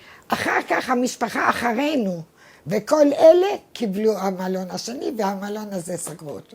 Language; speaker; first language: Hebrew; non-native, fluent; Arabic